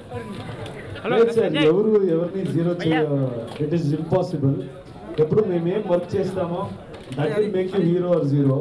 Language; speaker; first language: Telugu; non-native, fluent; Kannada